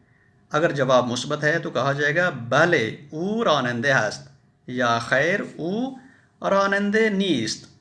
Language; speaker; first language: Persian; non-native, fluent; Urdu